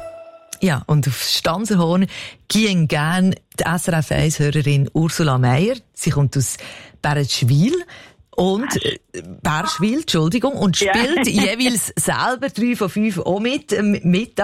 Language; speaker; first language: German; native; German